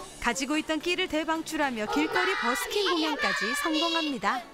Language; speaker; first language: Korean; native; Korean